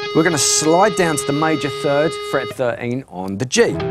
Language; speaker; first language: English; native; English